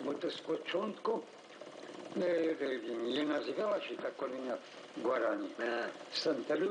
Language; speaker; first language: Polish; early bilingual, heritage; Polish